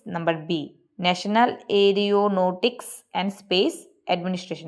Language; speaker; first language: English; non-native, local second language; Bangla